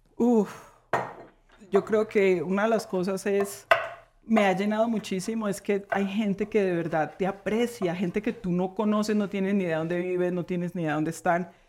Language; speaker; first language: Spanish; native; Spanish